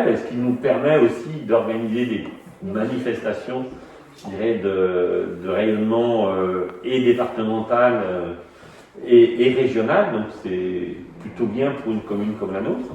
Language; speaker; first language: French; native; French